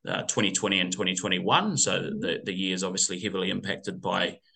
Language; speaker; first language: English; native; English